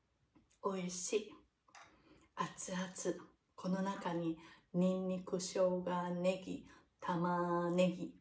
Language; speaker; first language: Japanese; non-native, learner; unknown